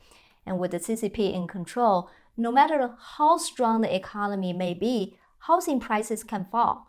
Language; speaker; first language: English; non-native, fluent; Chinese